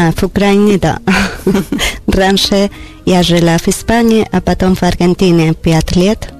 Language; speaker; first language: Russian; non-native, learner; Spanish